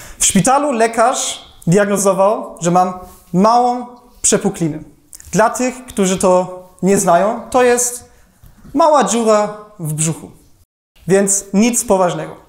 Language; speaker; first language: Polish; non-native, fluent; German